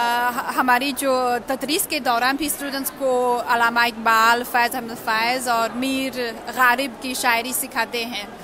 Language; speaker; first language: Hindi; non-native, fluent; Chinese